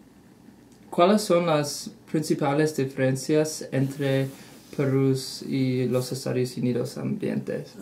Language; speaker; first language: Spanish; non-native, learner; English